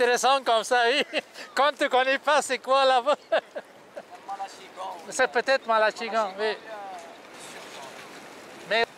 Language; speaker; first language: French; non-native, fluent; Russian